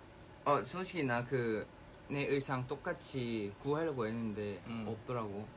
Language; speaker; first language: Korean; non-native, fluent; Thai